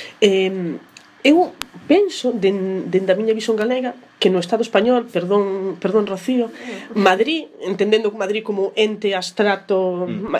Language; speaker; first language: Galician; non-native, local second language; Spanish